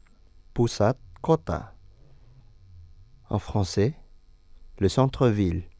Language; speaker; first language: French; non-native, fluent; Indonesian